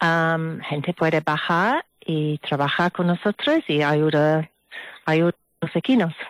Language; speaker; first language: Spanish; non-native, learner; English